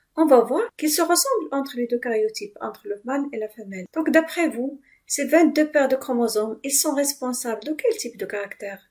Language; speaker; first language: French; non-native, local second language; Arabic